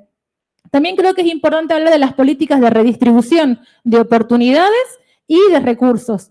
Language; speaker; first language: Spanish; native; Spanish